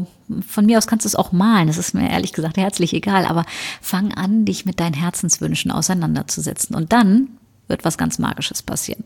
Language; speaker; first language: German; native; German